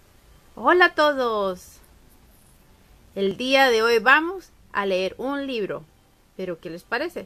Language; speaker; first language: Spanish; early bilingual, heritage; Spanish